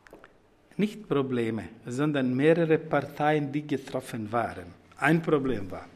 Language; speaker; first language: German; non-native, fluent; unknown